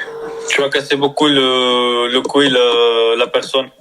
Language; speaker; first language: French; non-native, learner; Spanish